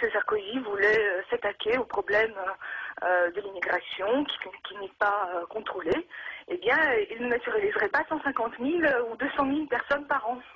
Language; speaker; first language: French; non-native, fluent; Russian